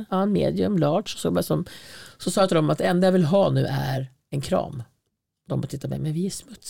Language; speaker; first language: Swedish; native; Swedish